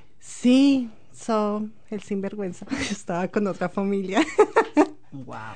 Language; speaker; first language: Spanish; native; Spanish